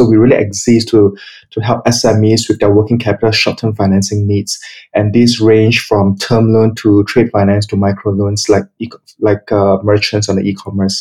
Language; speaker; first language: English; non-native, local second language; Chinese